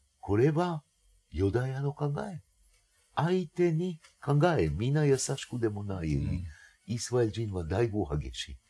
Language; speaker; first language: Japanese; non-native, fluent; Hebrew